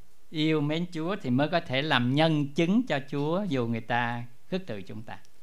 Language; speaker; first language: Vietnamese; native; Vietnamese